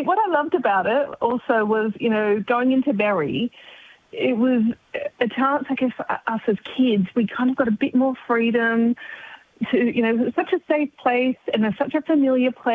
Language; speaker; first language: English; native; English